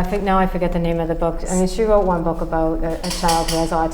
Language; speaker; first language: English; native; English